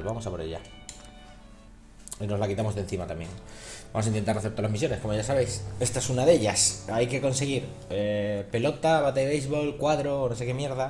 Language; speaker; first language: Spanish; native; Spanish